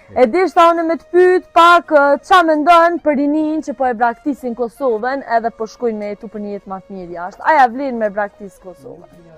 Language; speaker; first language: Albanian; native; Albanian